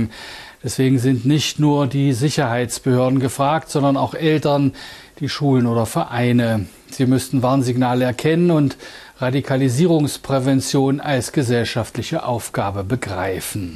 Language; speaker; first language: German; native; German